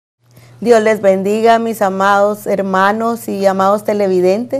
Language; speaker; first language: Spanish; native; Spanish